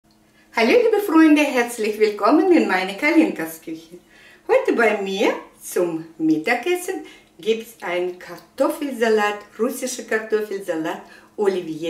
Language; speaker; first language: German; non-native, fluent; Russian